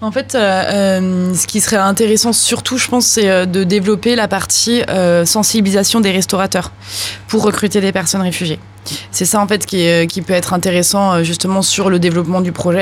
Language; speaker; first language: French; native; French